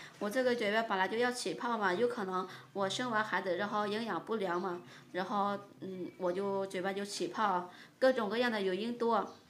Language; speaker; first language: Chinese; non-native, fluent; Lao